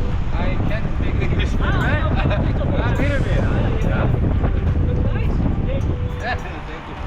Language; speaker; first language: English; non-native, learner; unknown